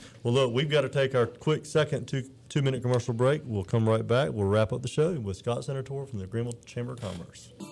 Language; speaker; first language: English; native; English